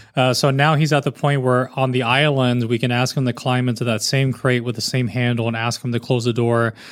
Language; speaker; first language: English; native; English